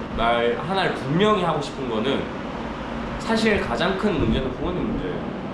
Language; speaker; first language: Korean; early bilingual, other home language; Urdu